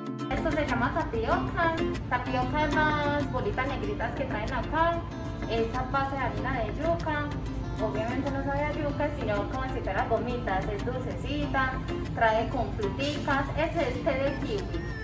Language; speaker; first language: Spanish; native; Spanish